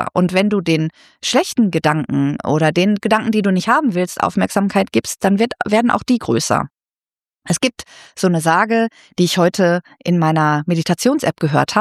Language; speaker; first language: German; native; German